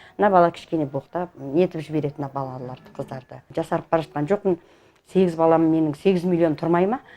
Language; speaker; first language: Kazakh; native; Kazakh